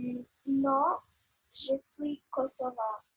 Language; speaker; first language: French; non-native, learner; Albanian